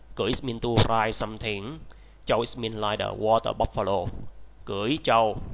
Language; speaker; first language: English; non-native, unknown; Vietnamese